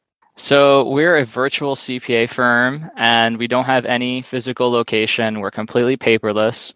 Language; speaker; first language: English; native; English